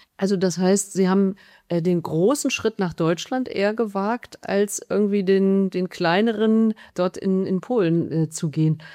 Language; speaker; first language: German; native; German